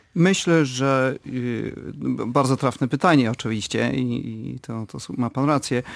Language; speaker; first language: Polish; early bilingual, heritage; Polish